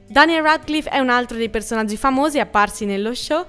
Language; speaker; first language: Italian; native; Italian